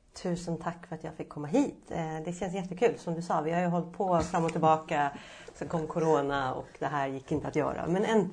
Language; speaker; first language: Swedish; native; Swedish